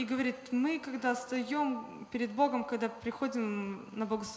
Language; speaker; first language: Polish; non-native, learner; Russian